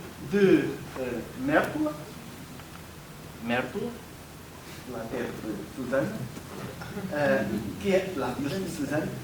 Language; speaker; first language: French; non-native, fluent; Portuguese